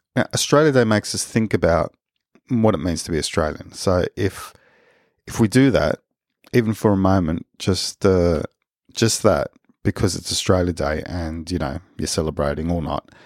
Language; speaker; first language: English; early bilingual, other home language; Spanish